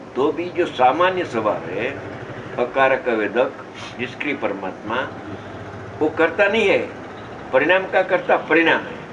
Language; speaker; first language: Hindi; non-native, local second language; Gujarati